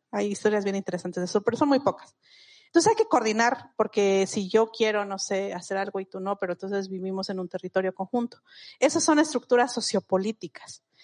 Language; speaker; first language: Spanish; non-native, local second language; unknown